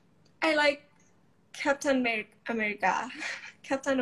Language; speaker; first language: English; non-native, learner; Thai